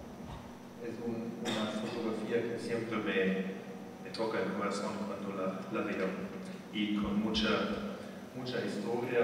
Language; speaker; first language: Spanish; non-native, fluent; German